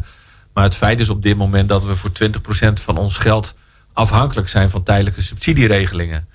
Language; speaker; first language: Dutch; native; Dutch